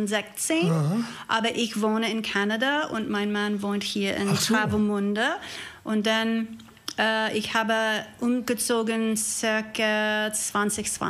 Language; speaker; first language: German; non-native, learner; English